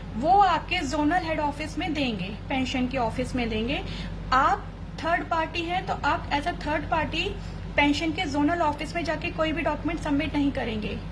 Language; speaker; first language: Hindi; native; Hindi